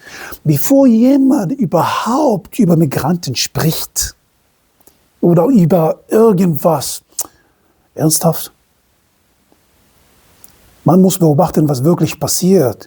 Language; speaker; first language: German; non-native, fluent; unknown